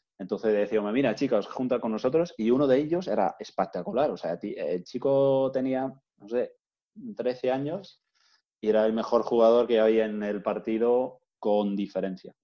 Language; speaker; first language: Spanish; non-native, fluent; English